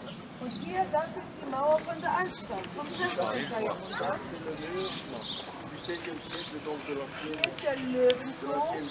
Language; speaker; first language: German; non-native, fluent; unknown